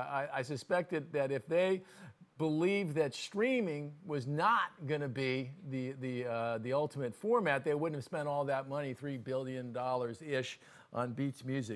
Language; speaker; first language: English; native; English